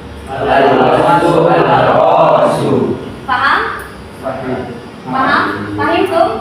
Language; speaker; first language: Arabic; non-native, learner; Indonesian